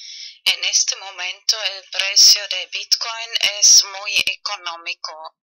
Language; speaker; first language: Spanish; non-native, learner; German